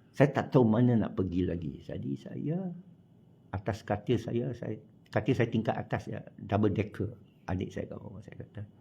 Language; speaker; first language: Malay; non-native, local second language; Chinese